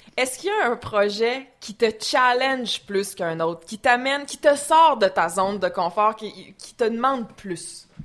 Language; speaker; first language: French; native; French